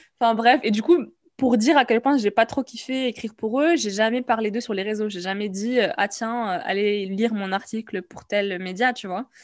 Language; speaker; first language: French; non-native, local second language; Arabic